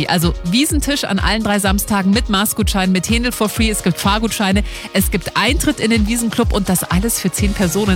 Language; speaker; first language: German; native; German